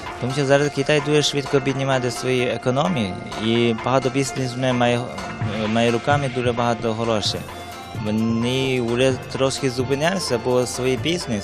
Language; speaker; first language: Ukrainian; non-native, learner; Chinese